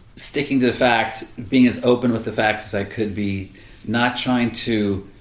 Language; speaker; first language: English; early bilingual, other home language; Swiss German